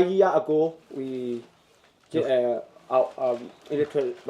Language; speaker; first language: English; non-native, learner; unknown